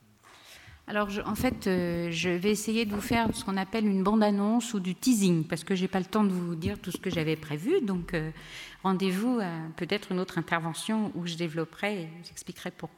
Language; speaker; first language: French; native; French